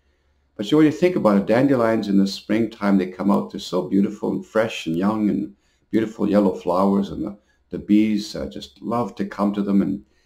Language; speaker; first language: English; native; English